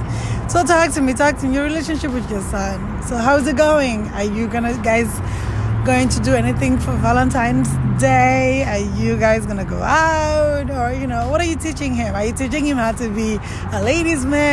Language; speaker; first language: English; non-native, local second language; Wolof